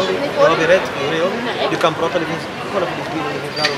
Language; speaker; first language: Swedish; non-native, learner; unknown